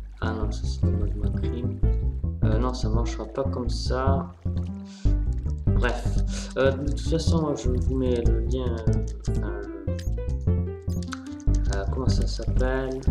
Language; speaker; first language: French; native; French